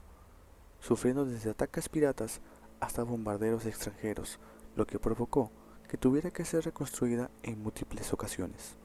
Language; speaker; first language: Spanish; native; Spanish